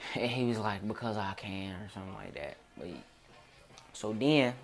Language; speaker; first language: English; native; English